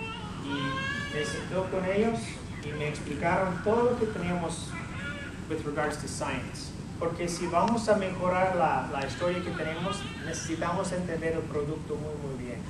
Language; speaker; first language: Spanish; early bilingual, heritage; English